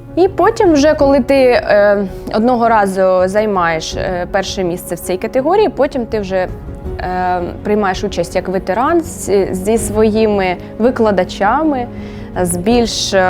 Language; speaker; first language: Ukrainian; native; Ukrainian